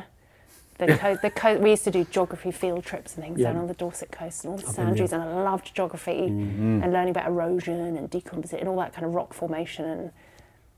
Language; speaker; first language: English; native; English